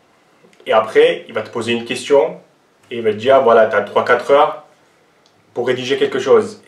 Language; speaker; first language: French; non-native, local second language; Armenian